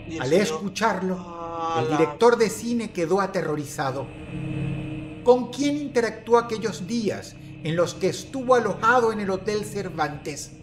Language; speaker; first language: Spanish; native; Spanish